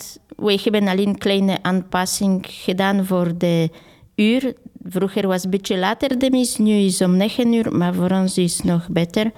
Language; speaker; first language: Dutch; non-native, fluent; Polish